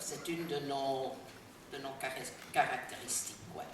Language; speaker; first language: French; non-native, fluent; Dutch